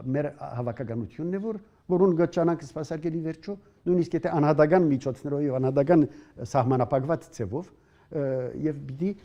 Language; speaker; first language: Armenian; early bilingual, heritage; Armenian